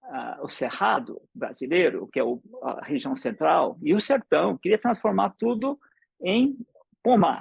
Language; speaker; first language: Portuguese; early bilingual, other home language; English